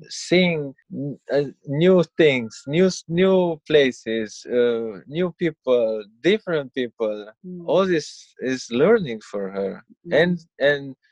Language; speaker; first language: English; non-native, fluent; Romanian